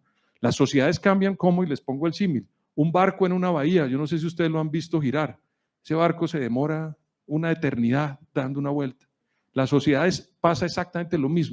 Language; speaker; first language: Spanish; native; Spanish